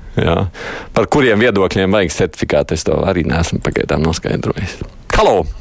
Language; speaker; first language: Latvian; native; Latvian